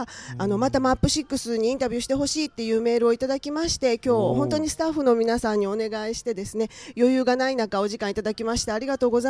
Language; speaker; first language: Japanese; native; Japanese